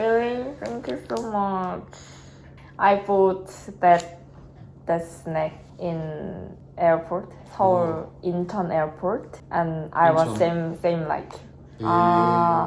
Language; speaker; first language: English; non-native, learner; Korean